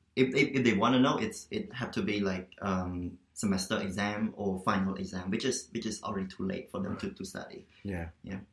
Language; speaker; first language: English; non-native, fluent; Khmer